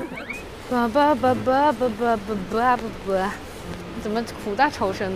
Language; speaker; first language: Chinese; native; Chinese